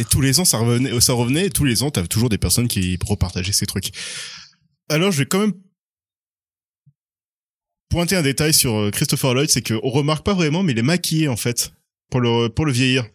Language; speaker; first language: French; native; French